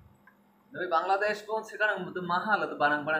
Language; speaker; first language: Indonesian; non-native, learner; Bangla